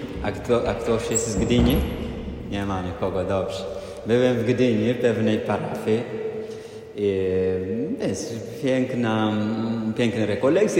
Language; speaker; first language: Polish; non-native, fluent; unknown